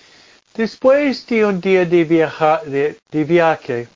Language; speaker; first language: Spanish; non-native, fluent; English